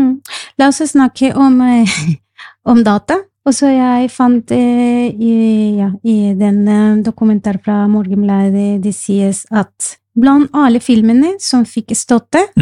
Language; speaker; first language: Norwegian; non-native, fluent; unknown